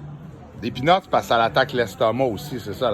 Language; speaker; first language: French; native; French